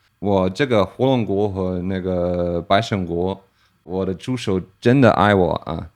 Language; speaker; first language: Chinese; non-native, fluent; English